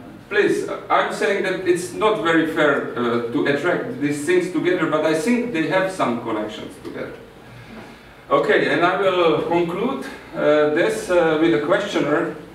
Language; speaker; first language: English; non-native, fluent; Slovak